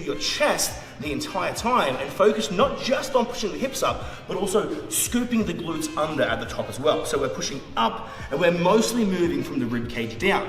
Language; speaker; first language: English; native; English